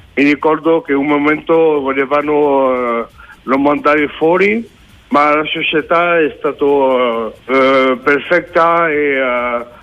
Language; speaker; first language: Italian; non-native, learner; French